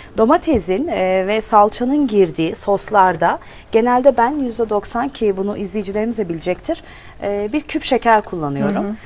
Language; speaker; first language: Turkish; native; Turkish